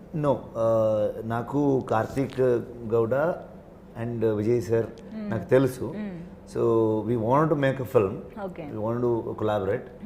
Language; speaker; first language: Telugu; non-native, learner; Kannada